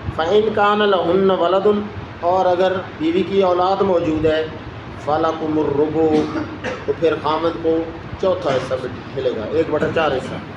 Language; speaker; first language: Urdu; non-native, local second language; Punjabi